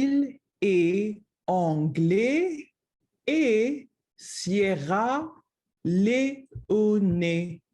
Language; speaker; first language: French; non-native, learner; English